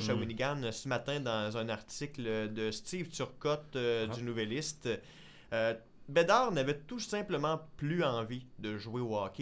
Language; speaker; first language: French; native; French